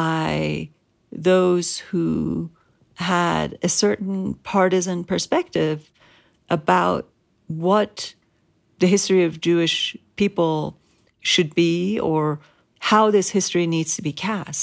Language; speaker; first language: English; non-native, fluent; Persian